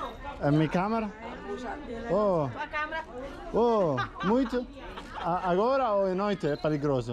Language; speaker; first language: Portuguese; non-native, learner; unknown